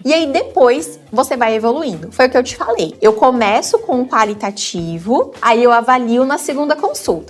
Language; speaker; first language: Portuguese; native; Portuguese